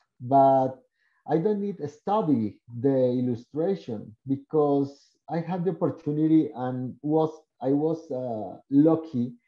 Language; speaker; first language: English; non-native, learner; Spanish